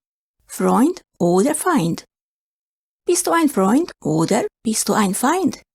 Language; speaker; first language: German; non-native, fluent; Hungarian